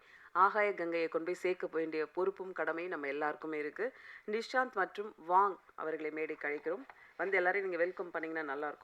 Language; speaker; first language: Tamil; native; Tamil